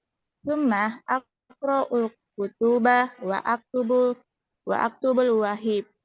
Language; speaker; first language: Arabic; non-native, learner; Indonesian